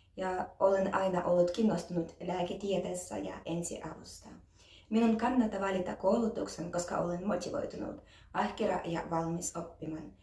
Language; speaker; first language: Finnish; non-native, learner; Ukrainian